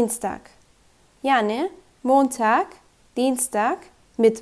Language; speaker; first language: German; non-native, fluent; Turkish